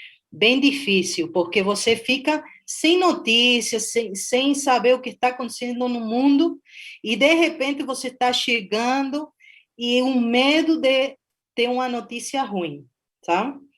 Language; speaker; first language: Portuguese; non-native, fluent; Spanish